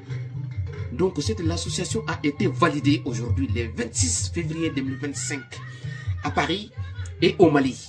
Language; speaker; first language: French; non-native, local second language; Bambara